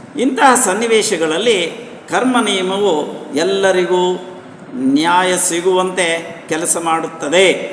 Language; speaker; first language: Kannada; non-native, local second language; Telugu